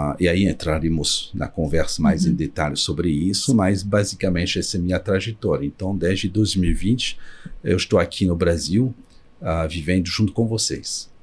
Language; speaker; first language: Portuguese; non-native, fluent; Arabic